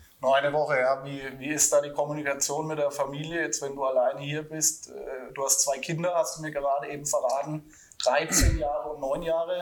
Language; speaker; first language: German; native; German